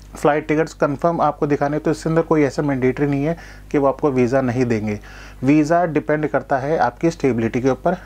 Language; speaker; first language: Hindi; non-native, local second language; Gujarati